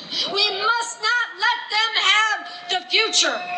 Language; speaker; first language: English; native; English